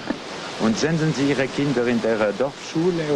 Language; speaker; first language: German; non-native, local second language; French